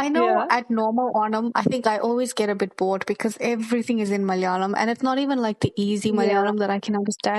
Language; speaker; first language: English; early bilingual, other home language; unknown